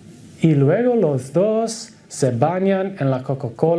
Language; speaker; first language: Spanish; non-native, learner; English